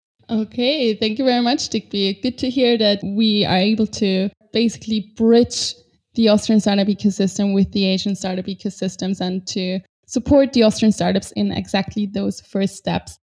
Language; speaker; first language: English; non-native, fluent; German